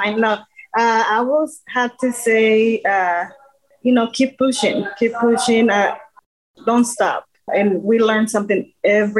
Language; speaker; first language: English; non-native, fluent; Spanish